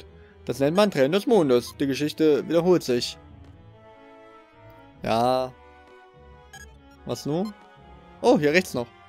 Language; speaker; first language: German; native; German